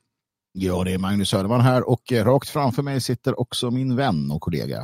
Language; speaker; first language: Swedish; native; Swedish